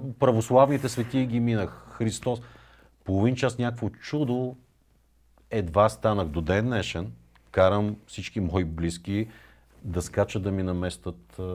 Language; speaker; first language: Bulgarian; native; Bulgarian